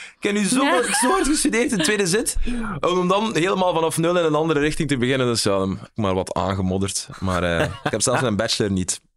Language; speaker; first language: Dutch; native; Dutch